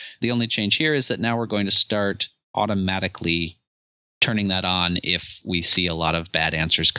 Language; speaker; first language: English; native; English